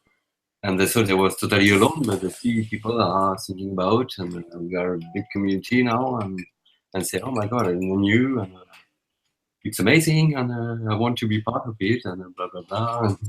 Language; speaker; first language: English; non-native, learner; French